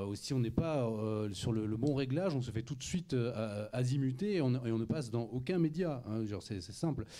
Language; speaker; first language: French; native; French